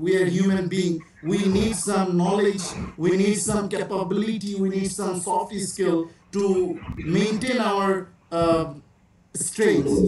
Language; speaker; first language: English; non-native, learner; Bangla